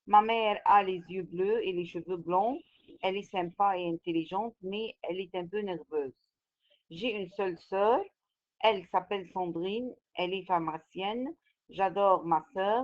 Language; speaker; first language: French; non-native, fluent; Arabic